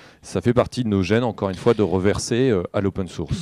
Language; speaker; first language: French; native; French